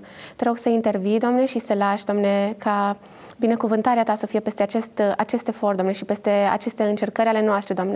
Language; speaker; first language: Romanian; native; Romanian